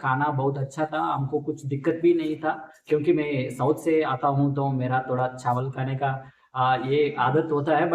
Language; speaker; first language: Hindi; non-native, local second language; Telugu